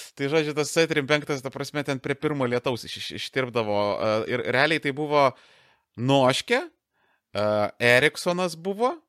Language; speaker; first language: Lithuanian; native; Lithuanian